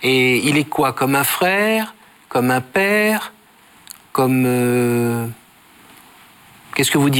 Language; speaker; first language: French; native; French